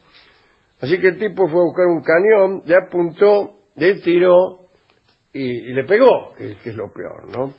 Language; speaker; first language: Spanish; native; Spanish